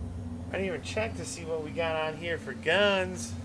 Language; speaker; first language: English; native; English